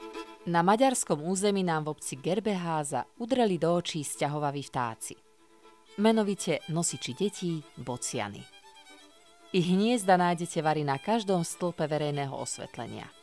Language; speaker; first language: Slovak; native; Slovak